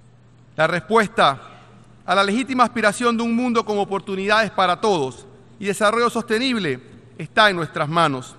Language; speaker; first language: Spanish; native; Spanish